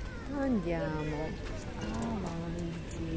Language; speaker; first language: Italian; non-native, learner; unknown